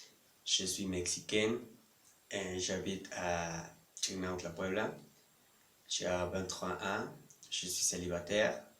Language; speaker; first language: French; non-native, learner; Spanish